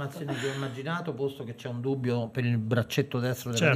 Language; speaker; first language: Italian; native; Italian